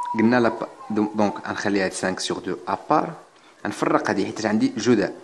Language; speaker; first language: French; non-native, local second language; Arabic